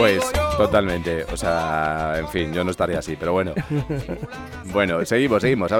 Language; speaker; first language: Spanish; native; Spanish